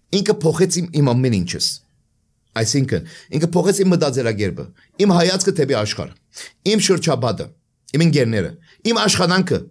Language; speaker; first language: Armenian; early bilingual, heritage; Armenian